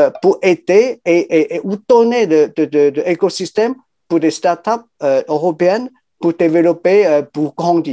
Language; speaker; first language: French; non-native, fluent; Chinese